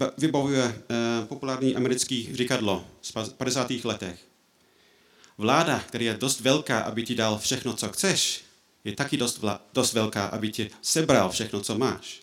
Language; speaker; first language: Czech; non-native, fluent; English